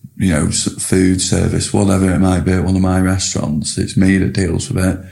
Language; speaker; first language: English; native; English